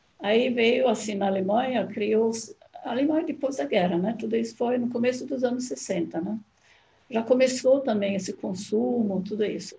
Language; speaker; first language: Portuguese; non-native, fluent; German